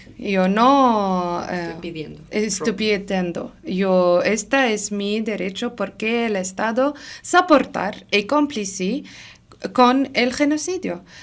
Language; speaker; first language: Spanish; non-native, learner; Arabic